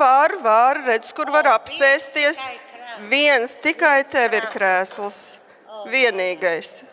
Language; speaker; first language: Latvian; native; Latvian